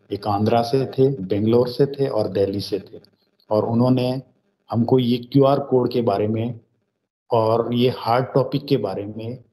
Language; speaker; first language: Hindi; native; Hindi